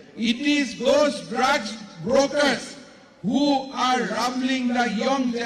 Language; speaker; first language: English; non-native, local second language; Assamese